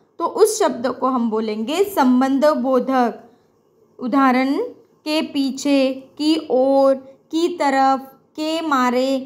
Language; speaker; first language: Hindi; non-native, local second language; Marathi